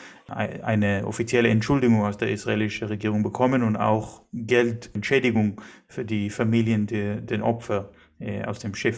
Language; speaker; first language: German; non-native, fluent; Hebrew